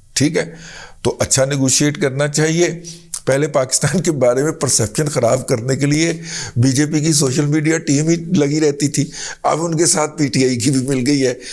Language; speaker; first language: Urdu; native; Urdu